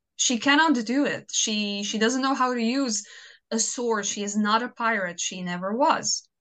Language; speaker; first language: English; non-native, fluent; Croatian